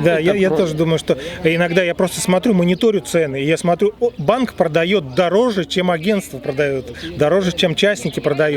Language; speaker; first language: Russian; native; Russian